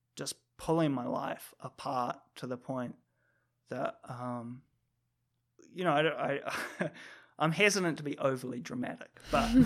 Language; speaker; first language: English; native; English